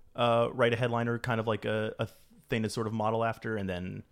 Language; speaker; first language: English; native; English